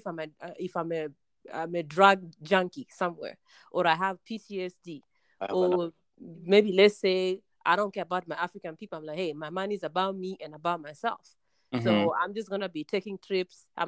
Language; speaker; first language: English; non-native, local second language; Luo (Kenya and Tanzania)